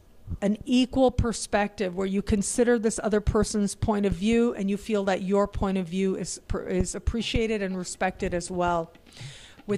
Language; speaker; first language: English; native; English